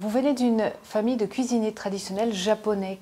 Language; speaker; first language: French; native; French